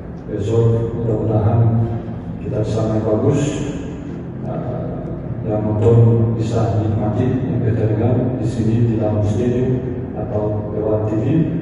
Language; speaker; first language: Indonesian; non-native, fluent; Portuguese